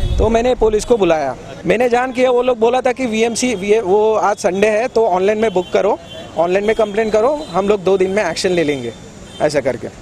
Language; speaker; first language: Hindi; non-native, local second language; Gujarati